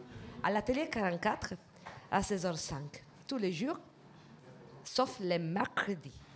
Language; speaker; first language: French; non-native, learner; Italian